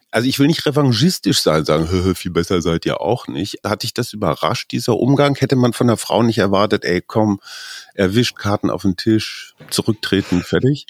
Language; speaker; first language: German; native; German